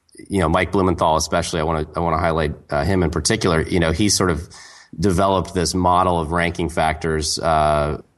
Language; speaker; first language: English; native; English